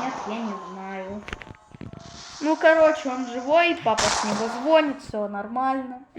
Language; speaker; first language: Russian; native; Russian